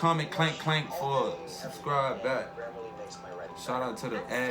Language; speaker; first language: English; native; English